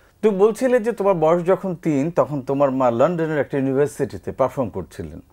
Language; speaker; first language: Bangla; native; Bangla